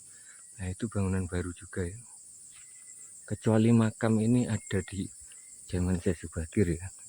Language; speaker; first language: Indonesian; non-native, local second language; Javanese